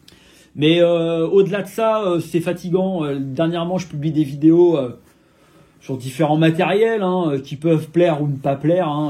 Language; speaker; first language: French; native; French